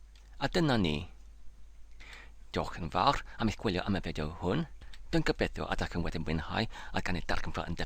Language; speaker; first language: Welsh; non-native, learner; English